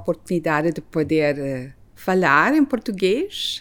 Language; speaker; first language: Portuguese; non-native, learner; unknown